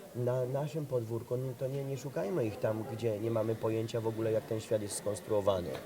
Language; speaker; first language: Polish; native; Polish